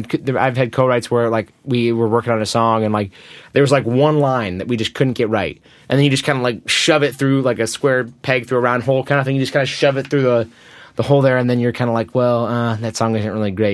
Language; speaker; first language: English; native; English